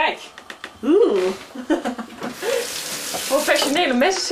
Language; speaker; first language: Dutch; native; Dutch